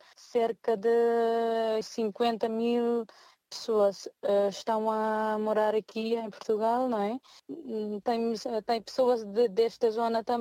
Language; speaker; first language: Portuguese; non-native, learner; Nepali